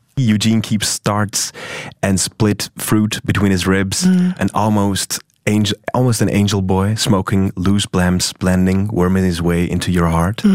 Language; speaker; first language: English; non-native, fluent; Dutch